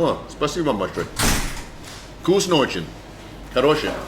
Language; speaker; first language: Russian; non-native, learner; English